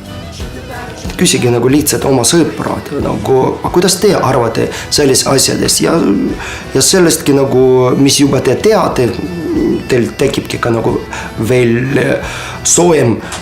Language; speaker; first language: Estonian; non-native, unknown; Ukrainian